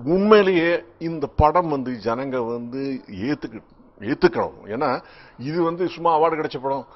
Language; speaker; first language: Tamil; native; Tamil